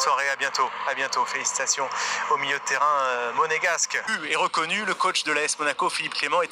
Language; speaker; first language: French; native; French